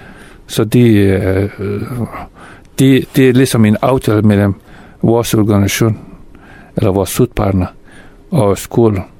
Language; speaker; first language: Danish; non-native, fluent; Persian